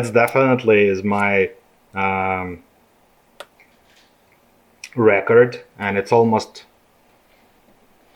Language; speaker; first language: English; non-native, fluent; Ukrainian